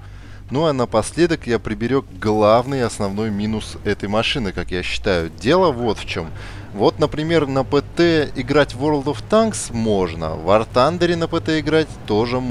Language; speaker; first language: Russian; native; Russian